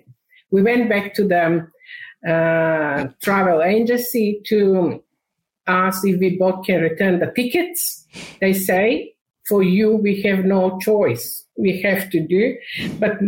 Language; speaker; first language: English; non-native, learner; Macedonian